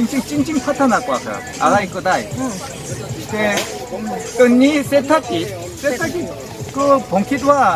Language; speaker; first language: Thai; non-native, learner; Korean